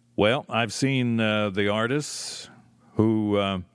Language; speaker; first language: English; native; English